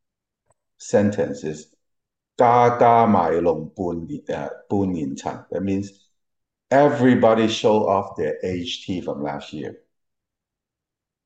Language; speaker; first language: English; early bilingual, other home language; Cantonese